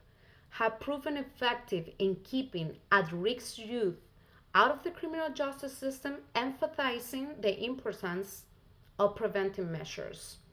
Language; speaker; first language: English; non-native, fluent; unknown